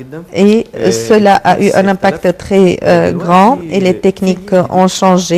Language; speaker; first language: French; non-native, fluent; Arabic